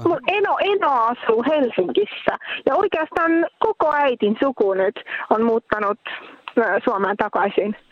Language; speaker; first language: Finnish; early bilingual, heritage; Finnish